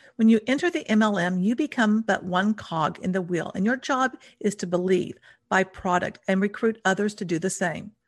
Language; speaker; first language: English; native; English